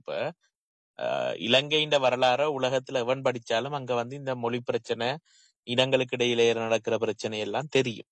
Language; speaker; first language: Tamil; native; Tamil